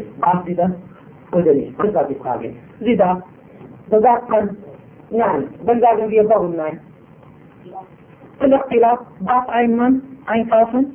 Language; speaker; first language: German; non-native, fluent; Arabic